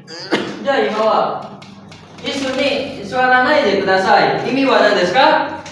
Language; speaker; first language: Japanese; non-native, fluent; Indonesian